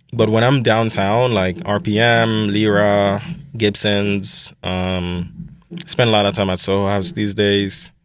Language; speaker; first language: English; non-native, fluent; Haitian Creole